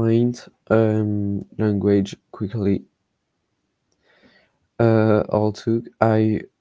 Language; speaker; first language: English; non-native, learner; French